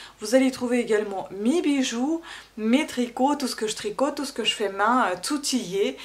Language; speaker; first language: French; non-native, fluent; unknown